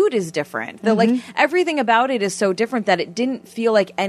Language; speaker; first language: English; non-native, fluent; Armenian